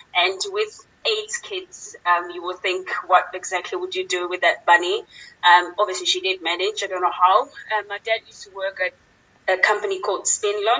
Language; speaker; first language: English; non-native, local second language; Zulu